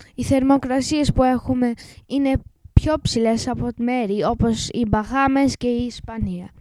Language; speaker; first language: Greek; non-native, fluent; English